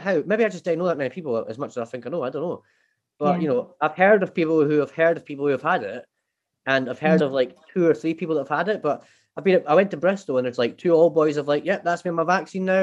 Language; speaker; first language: English; native; English